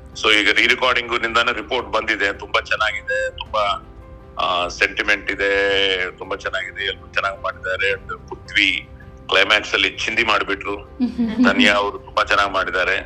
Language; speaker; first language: Kannada; non-native, local second language; Telugu